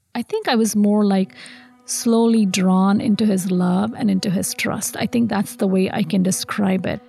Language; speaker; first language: English; non-native, local second language; Tamil